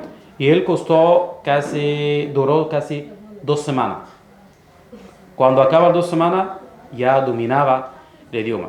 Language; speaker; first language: Spanish; non-native, fluent; Arabic